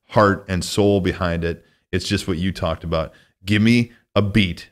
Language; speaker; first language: English; native; English